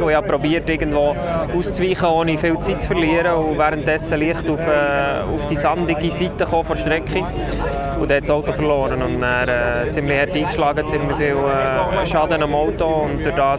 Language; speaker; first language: German; native; German